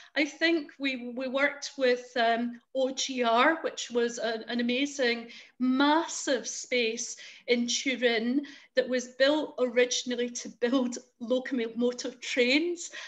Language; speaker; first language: English; native; English